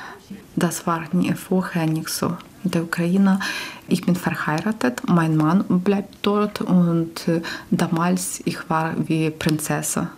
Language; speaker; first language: German; non-native, learner; Ukrainian